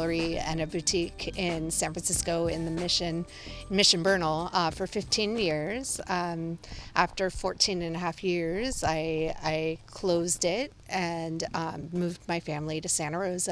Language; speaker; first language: English; native; English